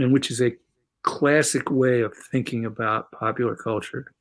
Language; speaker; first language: English; native; English